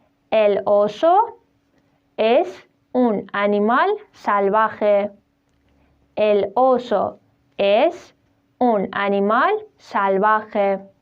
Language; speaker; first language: Spanish; non-native, fluent; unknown